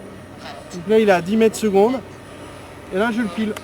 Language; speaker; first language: French; native; French